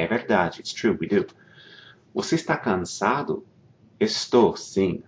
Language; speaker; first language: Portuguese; non-native, fluent; English